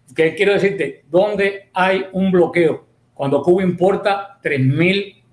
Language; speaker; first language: Spanish; native; Spanish